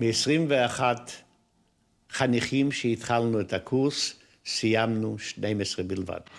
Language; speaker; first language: Hebrew; non-native, fluent; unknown